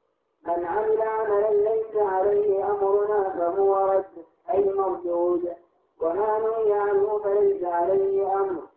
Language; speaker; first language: Arabic; native; Arabic